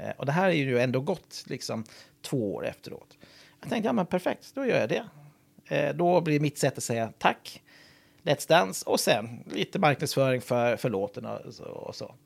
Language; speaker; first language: Swedish; non-native, fluent; English